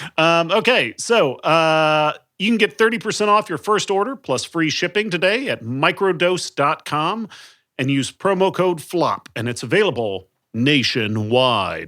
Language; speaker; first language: English; native; English